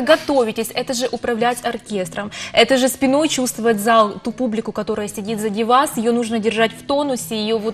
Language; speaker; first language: Russian; native; Russian